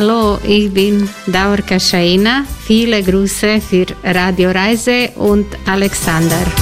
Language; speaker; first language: German; non-native, learner; Croatian